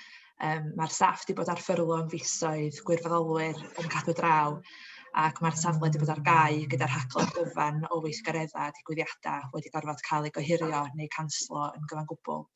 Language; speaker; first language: Welsh; native; Welsh